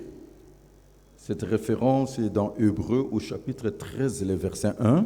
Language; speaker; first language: French; non-native, local second language; Lingala